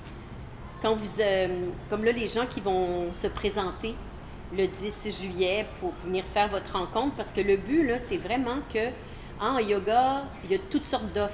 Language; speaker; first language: French; native; French